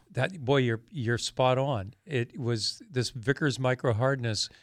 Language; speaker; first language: English; native; English